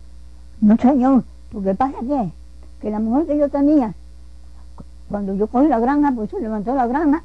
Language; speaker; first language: Spanish; native; Spanish